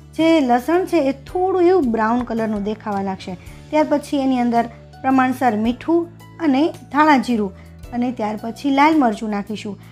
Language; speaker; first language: Gujarati; native; Gujarati